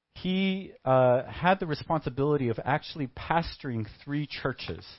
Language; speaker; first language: English; native; English